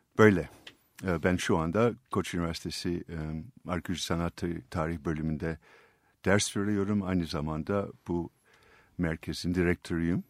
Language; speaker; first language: Turkish; non-native, fluent; English